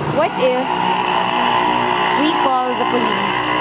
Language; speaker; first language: English; non-native, local second language; Filipino